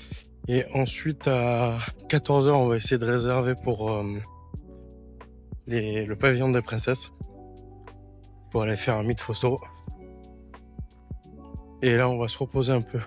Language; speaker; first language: French; native; French